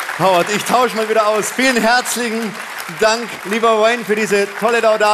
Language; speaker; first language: German; native; German